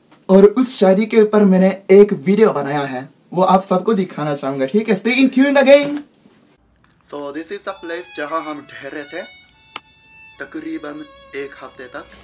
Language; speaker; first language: Hindi; non-native, fluent; Japanese